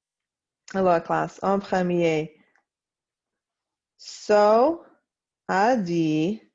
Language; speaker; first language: French; non-native, fluent; English